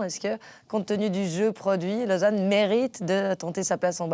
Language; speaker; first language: French; native; French